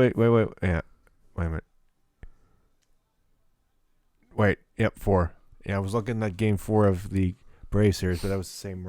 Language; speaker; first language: English; native; English